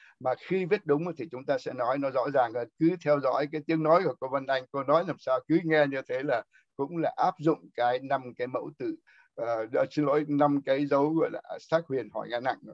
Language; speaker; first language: Vietnamese; native; Vietnamese